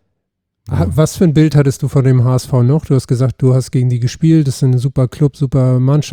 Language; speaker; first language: German; native; German